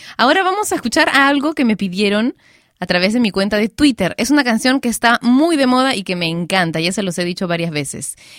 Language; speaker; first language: Spanish; native; Spanish